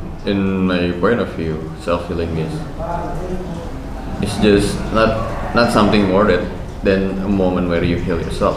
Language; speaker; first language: English; non-native, learner; Indonesian